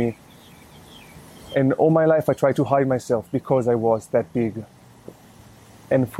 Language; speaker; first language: English; non-native, fluent; Hebrew